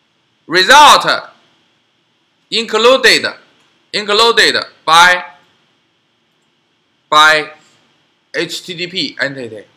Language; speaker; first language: English; non-native, learner; Chinese